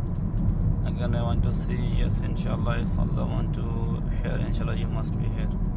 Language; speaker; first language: English; non-native, learner; Urdu